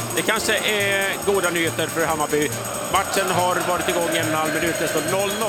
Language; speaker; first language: Swedish; native; Swedish